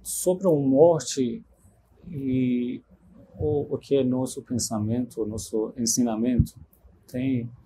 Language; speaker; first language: Portuguese; non-native, learner; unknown